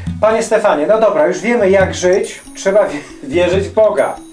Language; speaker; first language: Polish; native; Polish